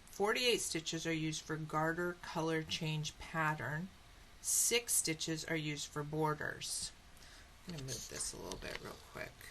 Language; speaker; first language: English; native; English